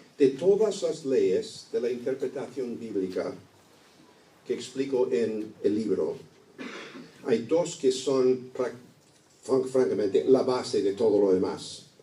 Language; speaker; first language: Spanish; non-native, fluent; English